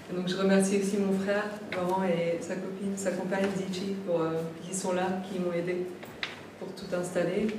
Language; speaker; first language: French; native; French